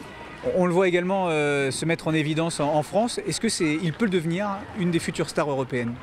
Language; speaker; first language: French; native; French